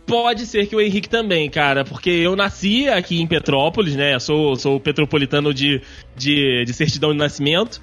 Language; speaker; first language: Portuguese; native; Portuguese